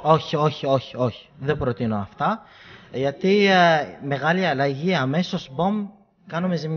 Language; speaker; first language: Greek; non-native, fluent; Arabic